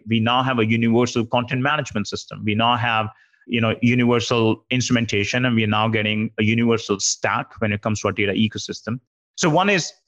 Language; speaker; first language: English; non-native, local second language; Hindi